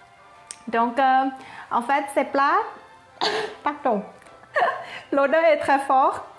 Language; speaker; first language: French; non-native, fluent; Thai